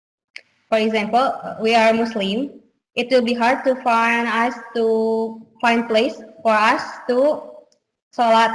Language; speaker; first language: English; non-native, learner; Indonesian